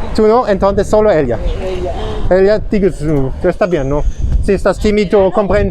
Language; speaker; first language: Spanish; non-native, learner; German